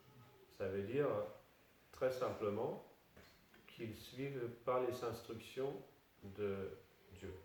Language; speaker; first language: French; non-native, fluent; Danish